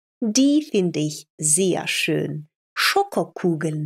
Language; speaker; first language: German; non-native, fluent; Russian